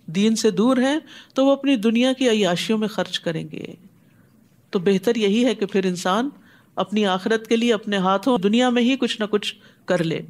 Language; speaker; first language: Urdu; native; Urdu